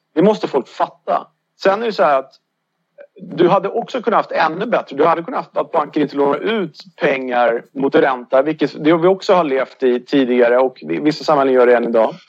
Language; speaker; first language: Swedish; native; Swedish